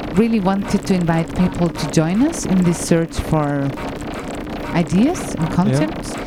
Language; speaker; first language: English; non-native, fluent; German